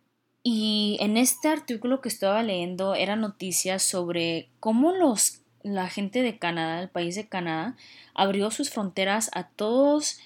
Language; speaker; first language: Spanish; early bilingual, heritage; Spanish